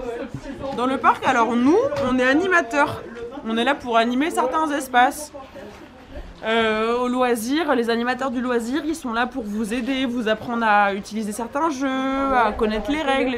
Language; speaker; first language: French; native; French